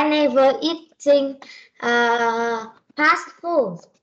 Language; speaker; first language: English; non-native, learner; Vietnamese